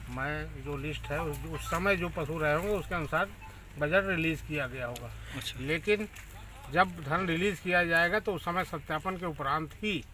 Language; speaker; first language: Hindi; native; Hindi